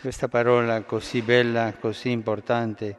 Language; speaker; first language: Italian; non-native, fluent; Spanish